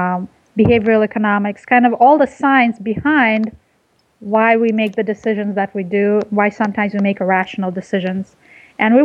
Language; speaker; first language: English; early bilingual, other home language; Russian